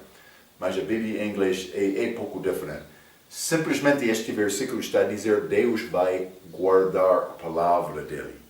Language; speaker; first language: Portuguese; non-native, fluent; English